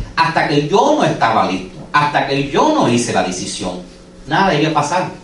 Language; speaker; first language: Spanish; non-native, fluent; English